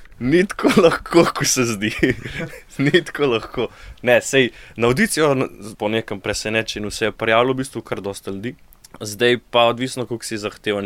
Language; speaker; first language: Slovenian; native; Slovenian